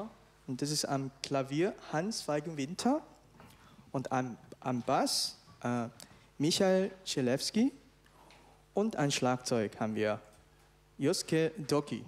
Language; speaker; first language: German; non-native, fluent; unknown